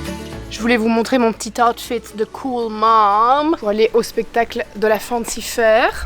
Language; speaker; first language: French; native; French